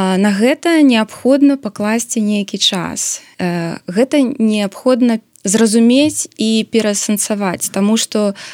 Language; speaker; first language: Belarusian; non-native, local second language; Russian